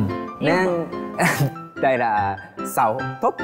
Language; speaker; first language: Vietnamese; non-native, learner; Japanese